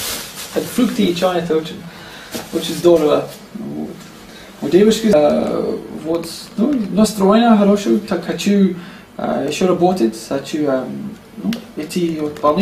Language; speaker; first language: Russian; non-native, learner; English